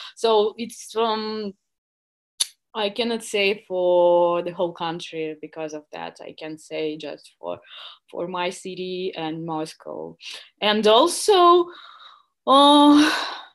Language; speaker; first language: English; non-native, fluent; Russian